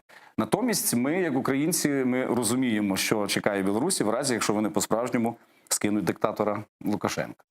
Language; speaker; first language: Ukrainian; native; Ukrainian